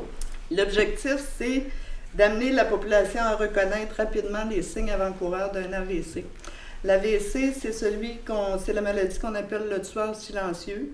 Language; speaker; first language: French; native; French